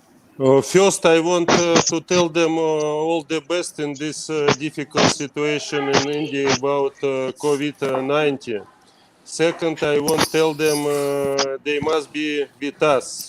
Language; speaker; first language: English; non-native, learner; Russian